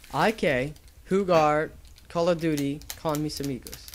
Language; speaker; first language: Spanish; non-native, learner; English